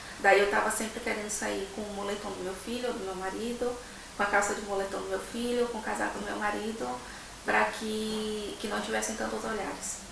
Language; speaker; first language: Portuguese; native; Portuguese